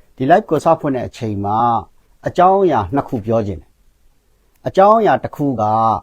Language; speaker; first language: Burmese; non-native, local second language; Kachin